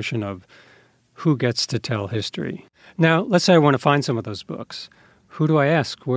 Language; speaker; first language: English; native; English